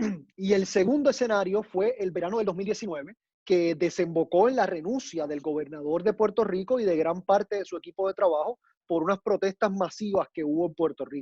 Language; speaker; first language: Spanish; native; Spanish